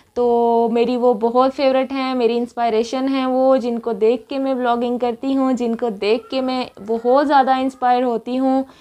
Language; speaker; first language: Urdu; native; Urdu